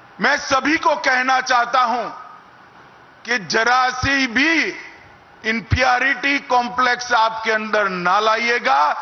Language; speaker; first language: Hindi; non-native, local second language; Gujarati